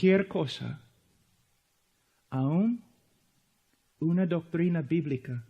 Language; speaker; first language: Spanish; non-native, fluent; English